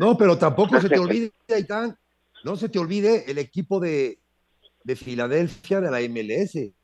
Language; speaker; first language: Spanish; native; Spanish